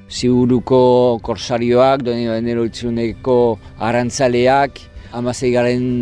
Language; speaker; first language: Basque; non-native, fluent; French